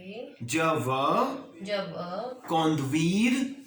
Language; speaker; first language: French; non-native, learner; Hindi